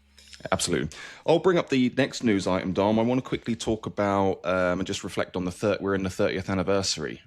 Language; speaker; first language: English; native; English